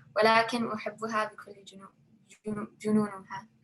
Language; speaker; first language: Arabic; non-native, learner; English